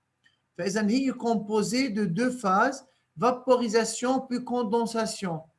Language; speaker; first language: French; non-native, local second language; Arabic